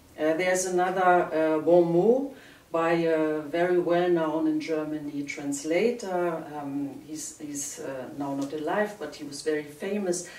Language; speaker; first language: English; non-native, fluent; German